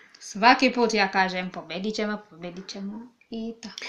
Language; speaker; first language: Serbian; non-native, learner; Swahili